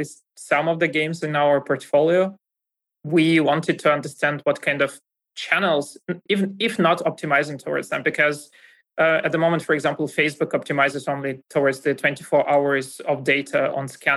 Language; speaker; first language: English; non-native, fluent; Russian